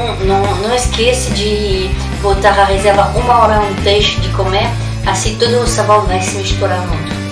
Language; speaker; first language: Portuguese; non-native, learner; French